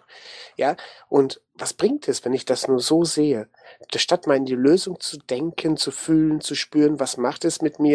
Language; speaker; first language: German; native; German